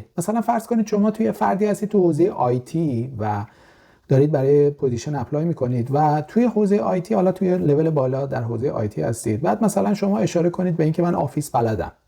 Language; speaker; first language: Persian; native; Persian